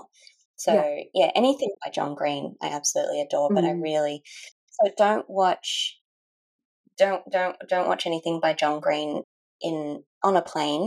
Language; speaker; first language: English; native; English